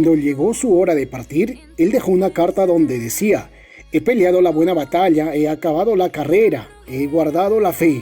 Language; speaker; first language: Spanish; native; Spanish